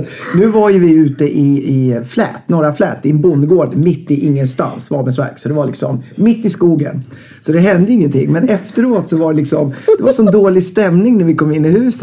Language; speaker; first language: Swedish; native; Swedish